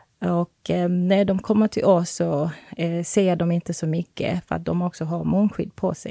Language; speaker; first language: Swedish; non-native, fluent; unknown